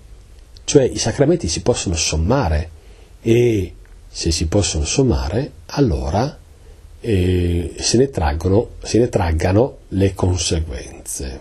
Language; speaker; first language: Italian; native; Italian